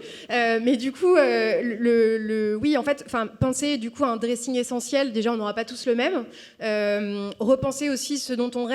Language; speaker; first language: French; native; French